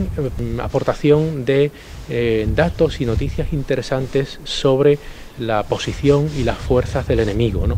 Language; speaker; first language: Spanish; native; Spanish